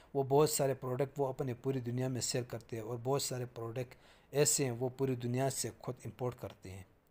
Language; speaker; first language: Urdu; native; Urdu